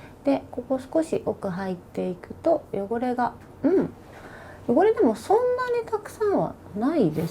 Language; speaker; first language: Japanese; native; Japanese